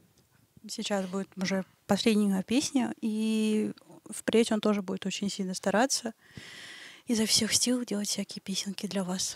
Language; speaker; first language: Russian; native; Russian